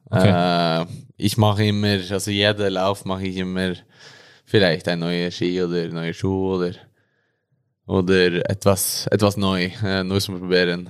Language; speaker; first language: German; non-native, learner; Norwegian